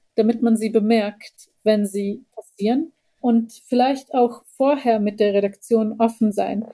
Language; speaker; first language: German; early bilingual, heritage; Bosnian